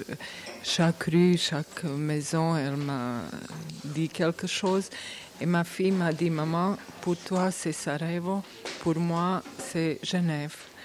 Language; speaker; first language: French; non-native, learner; Bosnian